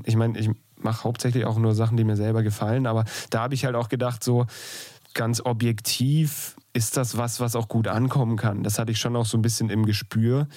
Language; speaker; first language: German; native; German